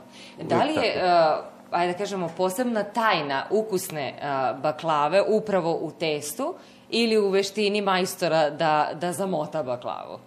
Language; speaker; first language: Serbian; native; Serbian